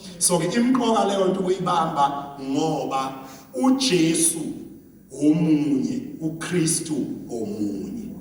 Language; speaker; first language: Zulu; native; Zulu